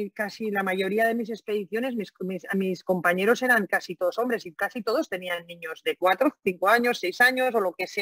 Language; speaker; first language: Spanish; native; Spanish